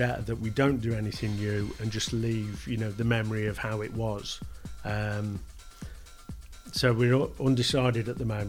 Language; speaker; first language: English; native; English